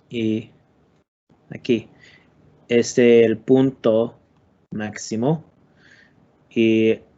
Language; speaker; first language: Spanish; non-native, learner; English